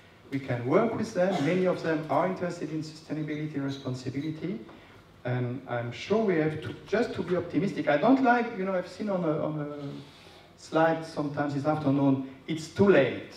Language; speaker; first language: English; non-native, fluent; French